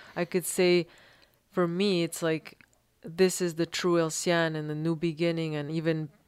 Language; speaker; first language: English; early bilingual, other home language; Spanish